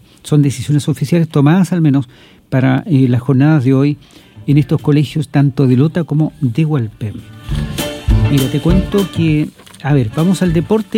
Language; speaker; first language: Spanish; native; Spanish